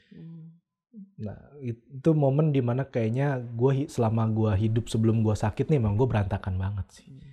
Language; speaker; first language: Indonesian; native; Indonesian